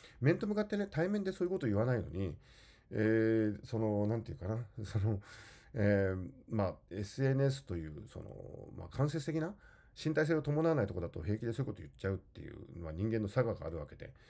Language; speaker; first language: Japanese; native; Japanese